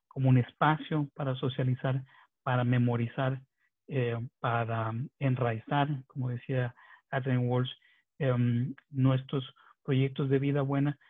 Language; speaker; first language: Spanish; non-native, local second language; Yucateco